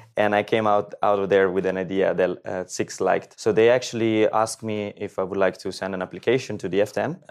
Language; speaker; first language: English; non-native, fluent; Italian